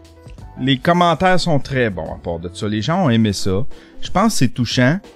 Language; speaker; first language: French; native; French